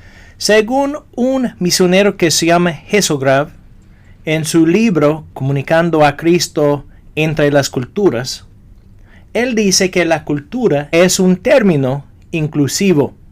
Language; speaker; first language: Spanish; non-native, fluent; English